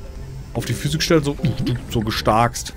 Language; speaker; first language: German; native; German